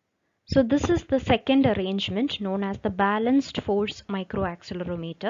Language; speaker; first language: English; non-native, local second language; Malayalam